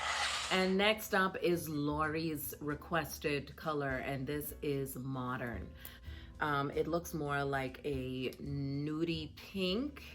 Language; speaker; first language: English; native; English